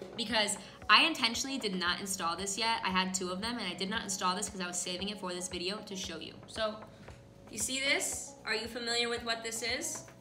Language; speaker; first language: English; native; English